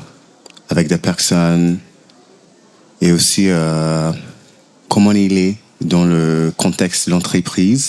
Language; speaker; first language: French; non-native, fluent; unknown